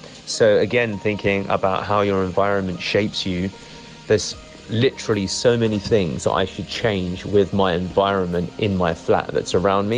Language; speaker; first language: English; native; English